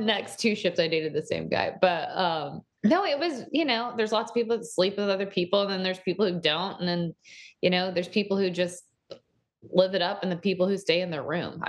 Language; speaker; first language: English; native; English